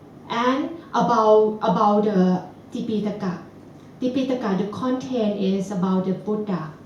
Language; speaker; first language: English; non-native, fluent; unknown